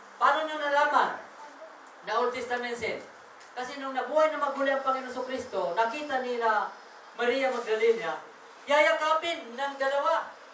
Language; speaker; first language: Filipino; non-native, local second language; Waray